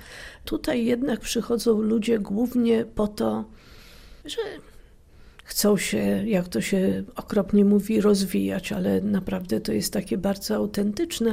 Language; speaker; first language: Polish; native; Polish